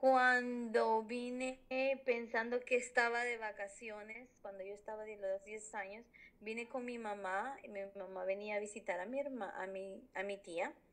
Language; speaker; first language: Spanish; early bilingual, heritage; Spanish